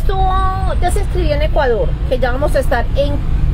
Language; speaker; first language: Spanish; native; Spanish